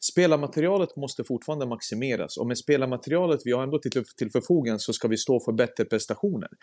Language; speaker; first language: Swedish; early bilingual, other home language; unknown